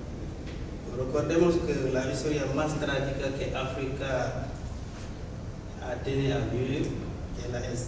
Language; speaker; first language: Spanish; non-native, learner; Wolof